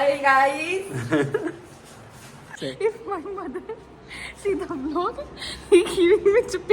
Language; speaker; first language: English; non-native, learner; Hindi